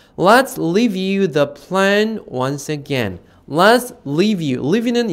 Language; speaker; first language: English; non-native, fluent; Korean